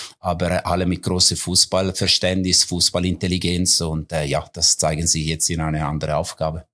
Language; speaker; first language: German; non-native, local second language; Italian